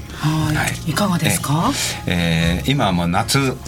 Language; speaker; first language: Japanese; native; Japanese